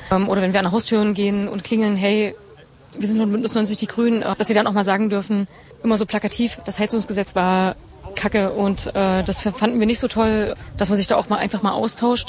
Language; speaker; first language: German; native; German